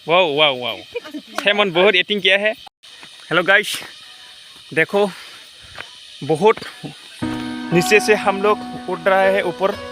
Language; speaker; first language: Hindi; non-native, local second language; Kok Borok